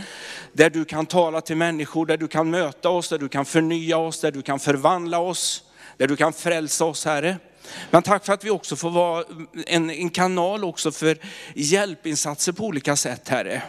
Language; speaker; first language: Swedish; native; Swedish